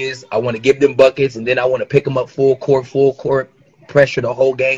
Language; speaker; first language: English; native; English